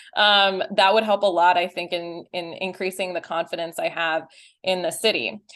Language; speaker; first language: English; native; English